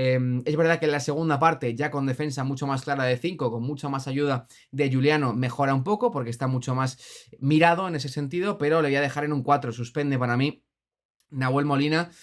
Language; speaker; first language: Spanish; native; Spanish